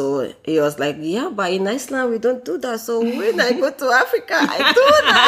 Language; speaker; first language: English; non-native, local second language; Ewe